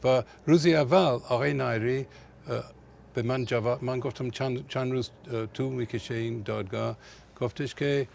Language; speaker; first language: Persian; non-native, fluent; English